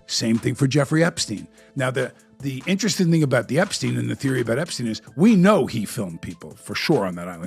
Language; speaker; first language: English; native; English